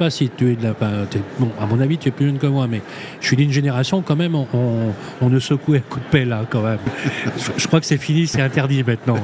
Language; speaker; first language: French; native; French